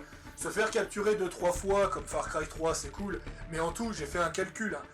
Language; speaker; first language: French; native; French